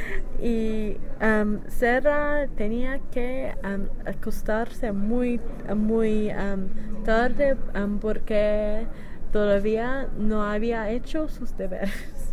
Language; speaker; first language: Spanish; non-native, learner; English